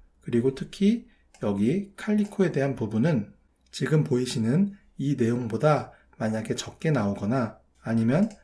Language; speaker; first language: Korean; native; Korean